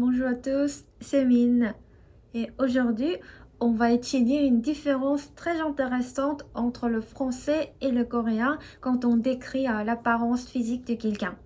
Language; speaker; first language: French; non-native, fluent; Korean